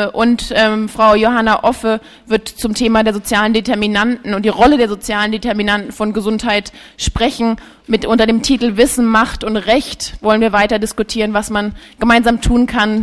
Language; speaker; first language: German; native; German